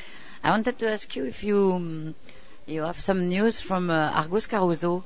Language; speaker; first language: English; non-native, learner; French